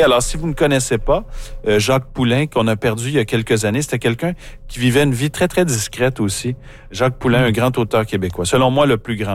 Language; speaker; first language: French; native; French